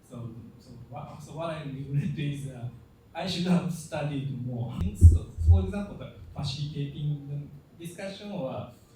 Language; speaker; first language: English; non-native, fluent; Japanese